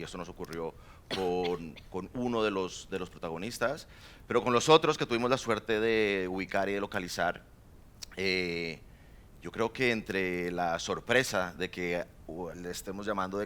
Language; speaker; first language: Spanish; native; Spanish